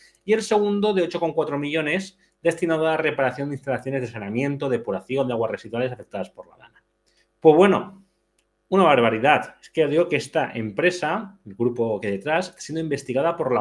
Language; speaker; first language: Spanish; native; Spanish